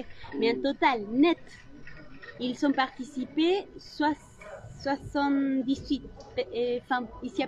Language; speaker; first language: French; non-native, local second language; Spanish